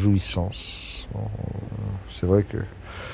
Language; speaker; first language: French; native; French